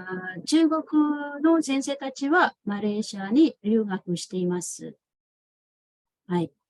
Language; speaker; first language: Japanese; non-native, fluent; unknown